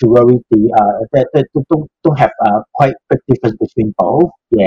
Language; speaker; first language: English; non-native, local second language; Cantonese